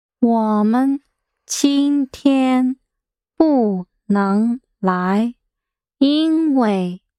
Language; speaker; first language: Chinese; non-native, learner; English